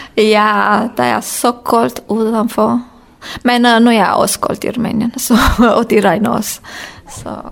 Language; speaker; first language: Danish; non-native, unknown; Romanian